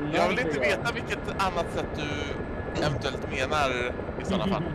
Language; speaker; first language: Swedish; native; Swedish